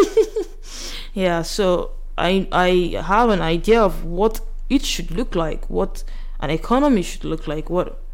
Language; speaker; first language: English; non-native, local second language; Yoruba